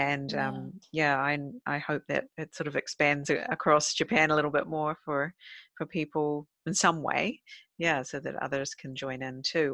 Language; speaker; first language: English; native; English